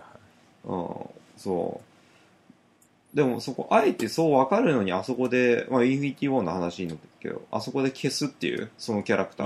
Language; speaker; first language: Japanese; native; Japanese